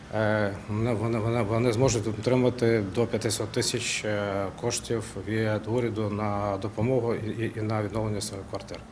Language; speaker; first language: Ukrainian; non-native, local second language; Russian